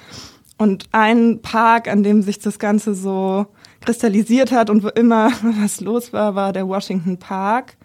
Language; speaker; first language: German; native; German